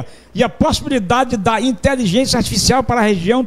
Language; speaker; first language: Portuguese; native; Portuguese